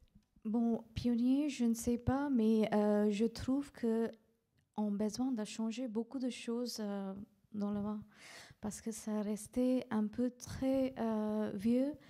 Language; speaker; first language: French; non-native, fluent; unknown